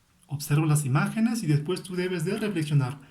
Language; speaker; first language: Spanish; native; Spanish